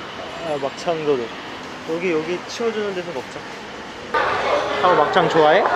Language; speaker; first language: Korean; native; Korean